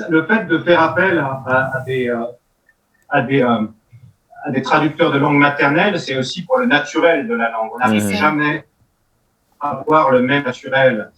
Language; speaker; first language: French; native; French